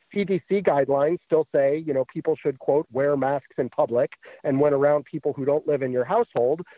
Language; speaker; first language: English; native; English